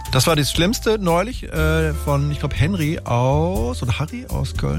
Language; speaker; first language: German; native; German